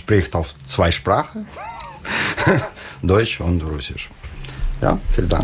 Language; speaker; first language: German; non-native, learner; Russian